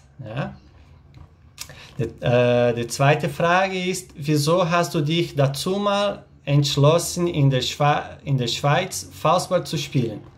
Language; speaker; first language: German; non-native, learner; Portuguese